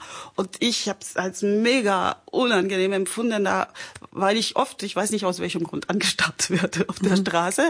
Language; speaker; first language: German; non-native, fluent; French